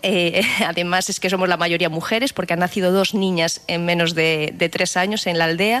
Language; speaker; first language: Spanish; native; Spanish